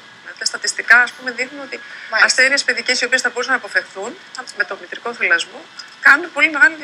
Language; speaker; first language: Greek; native; Greek